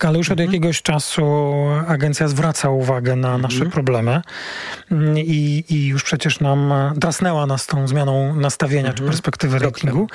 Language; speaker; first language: Polish; native; Polish